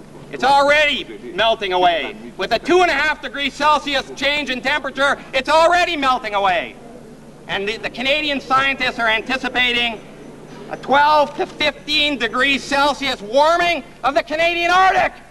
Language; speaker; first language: English; native; English